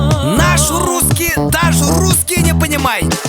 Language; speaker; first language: Russian; non-native, local second language; Kazakh